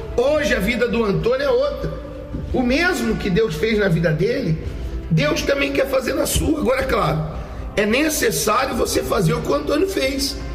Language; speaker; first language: Portuguese; native; Portuguese